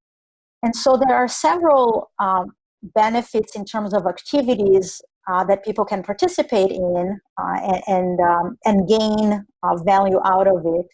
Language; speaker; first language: English; non-native, fluent; Spanish